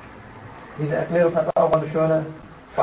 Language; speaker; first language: German; non-native, learner; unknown